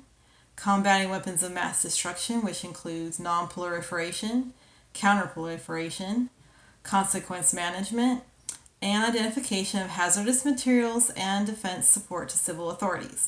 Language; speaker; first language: English; native; English